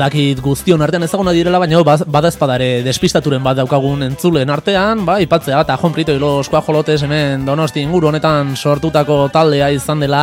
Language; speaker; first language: Basque; native; Basque